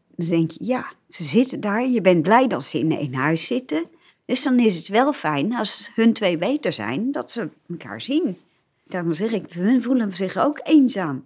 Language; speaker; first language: Dutch; native; Dutch